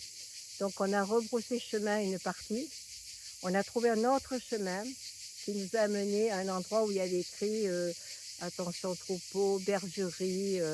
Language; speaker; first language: French; native; French